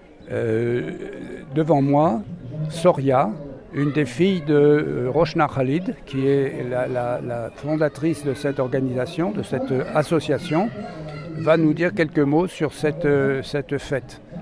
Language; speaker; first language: French; native; French